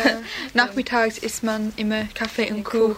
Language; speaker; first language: German; non-native, learner; English